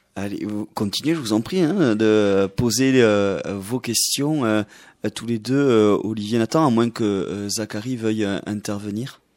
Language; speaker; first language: French; native; French